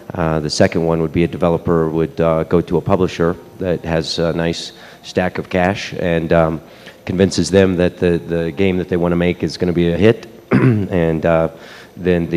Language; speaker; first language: English; native; English